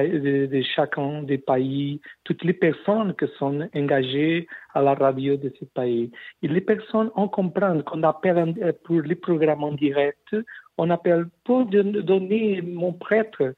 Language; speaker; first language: French; non-native, learner; Portuguese